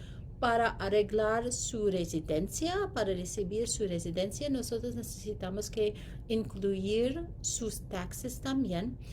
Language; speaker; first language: Spanish; non-native, learner; English